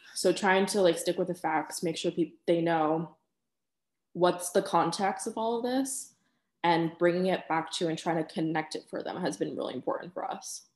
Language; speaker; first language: English; early bilingual, other home language; Spanish